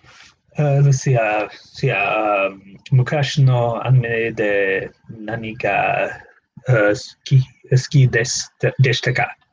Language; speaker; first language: Japanese; non-native, learner; English